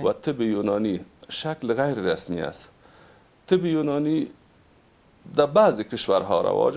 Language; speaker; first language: Persian; native; Persian